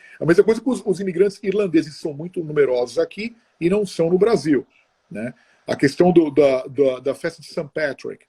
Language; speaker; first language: Portuguese; non-native, fluent; Italian